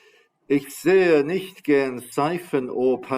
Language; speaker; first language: German; non-native, fluent; English